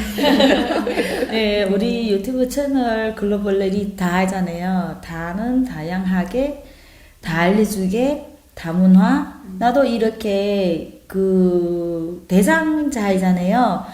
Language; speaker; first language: Korean; non-native, fluent; Vietnamese